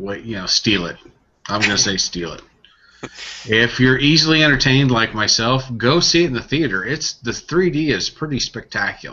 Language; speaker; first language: English; native; English